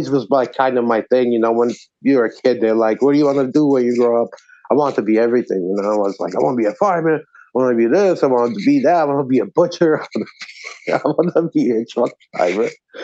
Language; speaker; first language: English; non-native, fluent; Azerbaijani